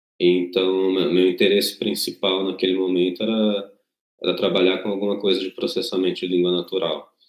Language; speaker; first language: Portuguese; native; Portuguese